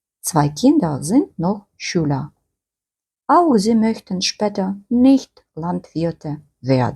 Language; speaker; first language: German; non-native, fluent; Ukrainian